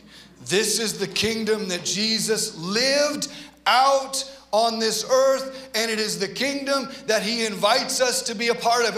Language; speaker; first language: English; native; English